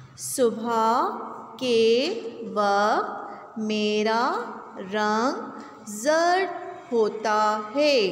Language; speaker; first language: Urdu; native; Urdu